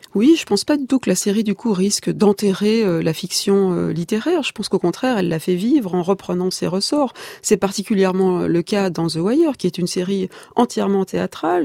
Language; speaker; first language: French; native; French